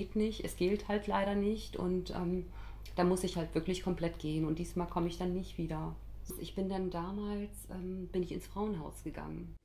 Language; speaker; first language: German; early bilingual, other home language; Arabic